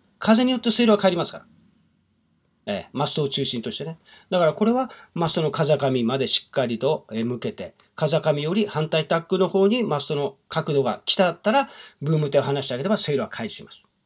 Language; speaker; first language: Japanese; native; Japanese